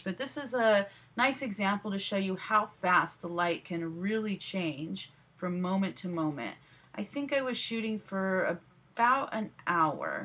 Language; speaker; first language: English; native; English